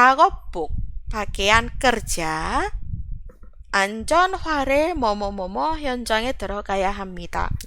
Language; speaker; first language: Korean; non-native, fluent; Indonesian